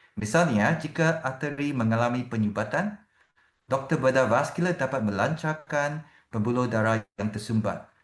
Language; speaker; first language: Malay; non-native, local second language; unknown